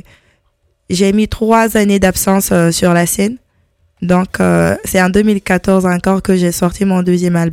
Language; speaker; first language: French; non-native, local second language; Mandingo